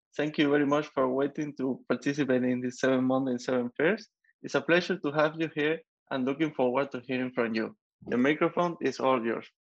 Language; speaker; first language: English; non-native, learner; Spanish